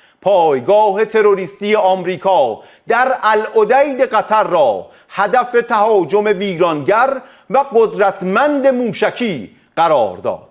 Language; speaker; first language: Persian; native; Persian